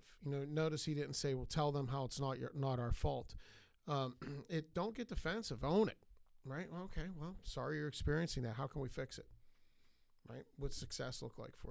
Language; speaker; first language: English; native; English